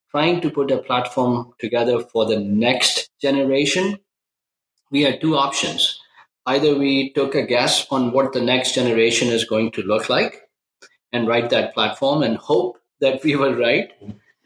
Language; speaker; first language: English; non-native, local second language; Urdu